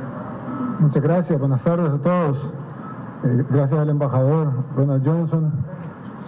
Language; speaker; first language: Spanish; native; Spanish